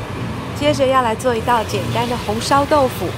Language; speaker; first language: Chinese; non-native, fluent; Japanese